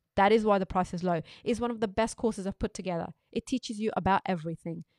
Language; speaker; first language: English; non-native, local second language; Urdu